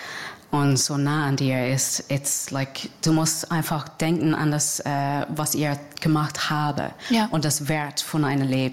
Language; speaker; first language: German; non-native, learner; English